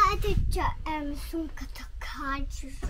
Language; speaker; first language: Russian; early bilingual, heritage; Russian